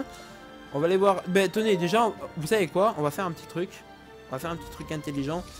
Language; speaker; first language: French; native; French